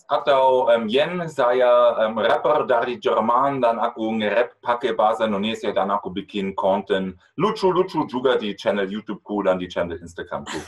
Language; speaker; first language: Indonesian; non-native, fluent; German